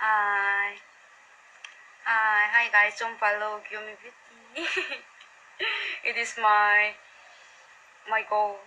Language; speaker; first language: English; non-native, learner; Korean